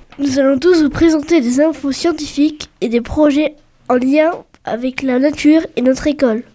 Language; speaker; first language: French; native; French